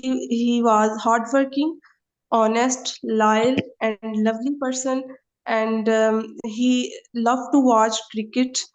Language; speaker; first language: English; non-native, learner; Urdu